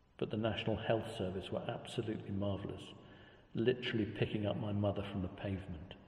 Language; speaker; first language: English; native; English